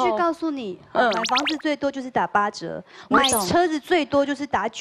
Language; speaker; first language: Chinese; native; Chinese